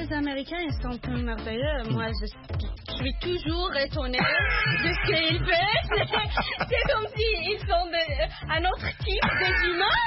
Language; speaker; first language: French; non-native, learner; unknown